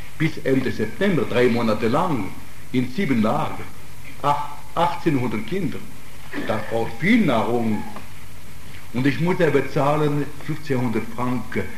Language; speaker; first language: German; non-native, fluent; Italian